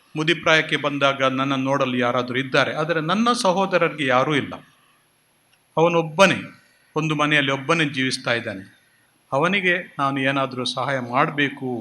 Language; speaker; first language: Kannada; non-native, local second language; Konkani